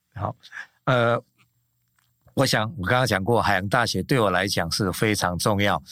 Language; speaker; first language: Chinese; native; Chinese